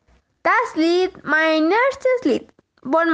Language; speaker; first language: German; non-native, learner; Spanish